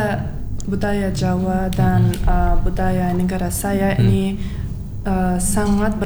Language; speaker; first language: Indonesian; non-native, learner; Turkmen